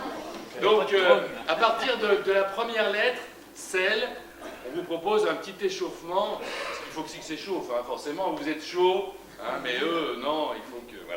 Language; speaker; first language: French; native; French